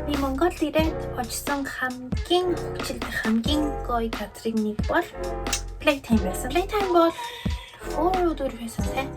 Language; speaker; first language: Mongolian; early bilingual, heritage; Mongolian